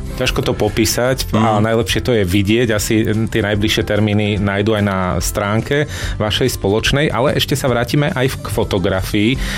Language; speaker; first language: Slovak; native; Slovak